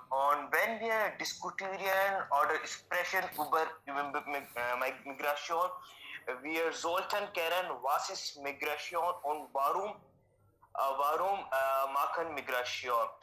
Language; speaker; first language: German; non-native, learner; Hindi